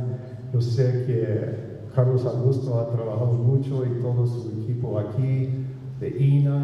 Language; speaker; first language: Spanish; non-native, fluent; English